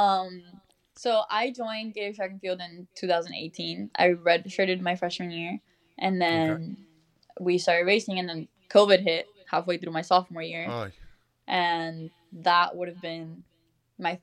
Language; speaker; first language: English; early bilingual, other home language; Spanish